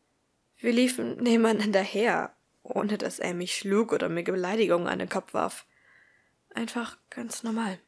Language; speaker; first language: German; native; German